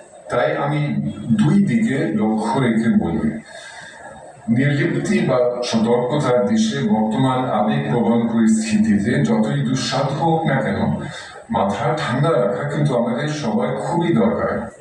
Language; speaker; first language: Bangla; non-native, fluent; German